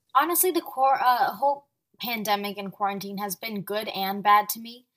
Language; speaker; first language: English; early bilingual, other home language; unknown